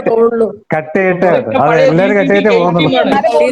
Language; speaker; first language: Malayalam; non-native, local second language; Tamil